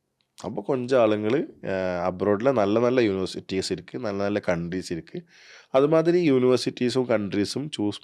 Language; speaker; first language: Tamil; non-native, learner; Malayalam